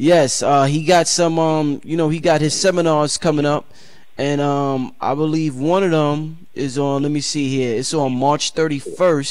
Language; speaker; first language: English; native; English